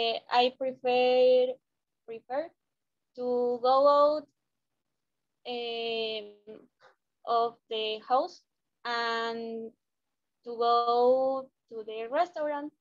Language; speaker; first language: English; non-native, learner; Spanish